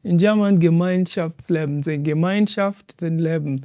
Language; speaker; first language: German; non-native, learner; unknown